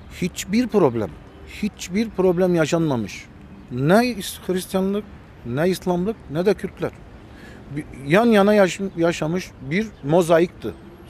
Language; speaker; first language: Turkish; early bilingual, heritage; Armenian